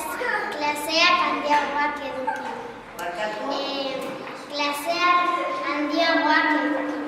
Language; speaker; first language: Basque; non-native, local second language; Spanish